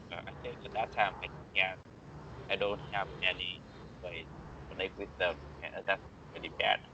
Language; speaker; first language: English; non-native, learner; Vietnamese